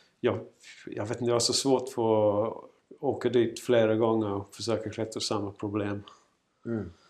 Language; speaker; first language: Swedish; non-native, fluent; English